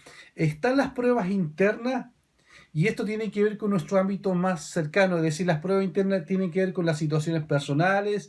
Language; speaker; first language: Spanish; native; Spanish